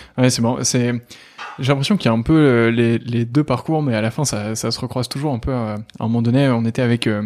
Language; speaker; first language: French; native; French